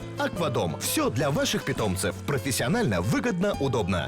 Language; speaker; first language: Russian; native; Russian